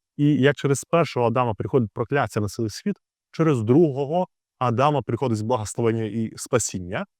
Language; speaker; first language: Ukrainian; native; Ukrainian